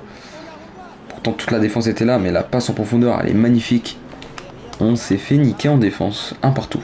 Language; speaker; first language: French; native; French